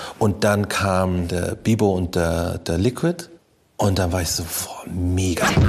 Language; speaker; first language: German; native; German